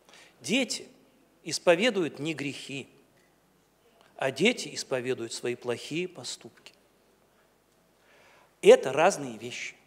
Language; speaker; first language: Russian; native; Russian